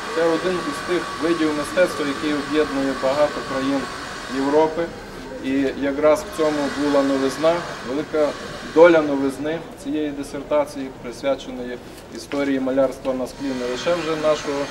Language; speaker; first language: Ukrainian; native; Ukrainian